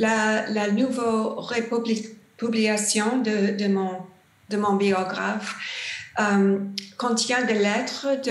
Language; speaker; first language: French; non-native, learner; English